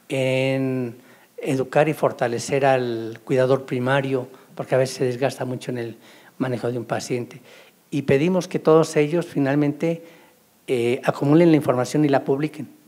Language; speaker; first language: Spanish; native; Spanish